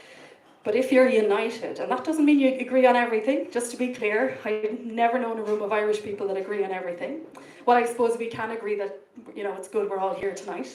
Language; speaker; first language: English; native; English